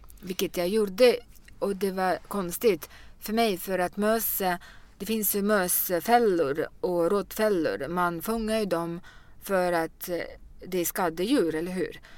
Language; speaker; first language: Swedish; non-native, fluent; Russian